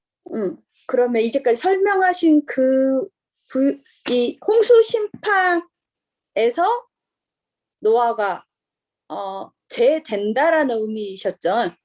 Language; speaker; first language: Korean; native; Korean